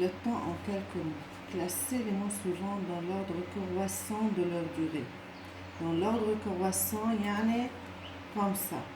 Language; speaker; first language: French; non-native, local second language; Arabic